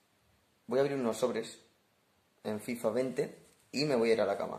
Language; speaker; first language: Spanish; native; Spanish